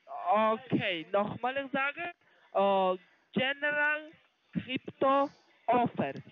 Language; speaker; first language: German; non-native, learner; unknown